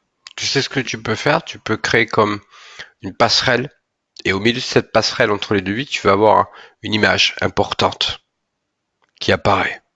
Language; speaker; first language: French; native; French